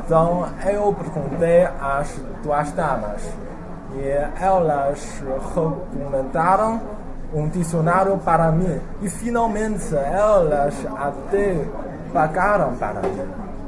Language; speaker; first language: Portuguese; non-native, learner; Chinese